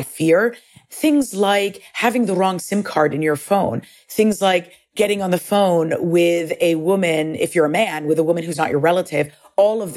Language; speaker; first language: English; native; English